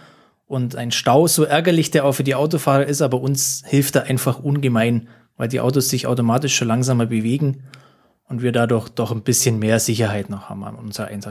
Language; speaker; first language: German; native; German